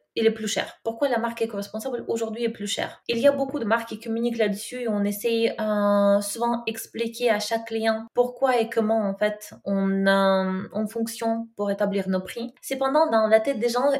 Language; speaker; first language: French; non-native, fluent; Russian